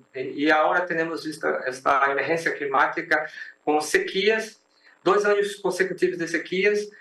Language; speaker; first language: Spanish; non-native, fluent; Portuguese